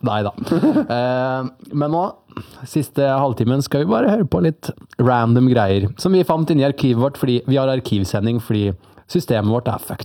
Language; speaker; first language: Norwegian; native; Norwegian